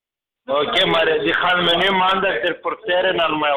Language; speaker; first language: Dutch; non-native, fluent; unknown